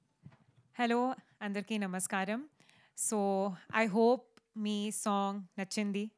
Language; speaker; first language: Telugu; non-native, learner; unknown